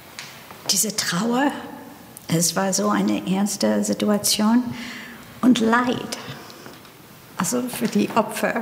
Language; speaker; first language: German; non-native, fluent; English